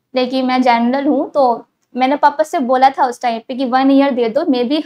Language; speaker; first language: Hindi; native; Hindi